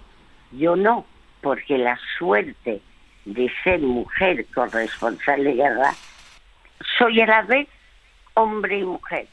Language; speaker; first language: Spanish; early bilingual, other home language; French